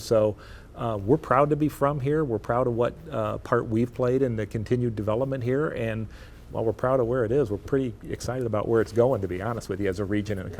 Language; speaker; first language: English; native; English